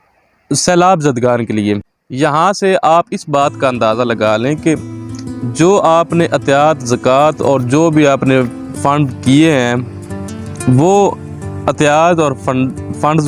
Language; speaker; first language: Urdu; non-native, local second language; Punjabi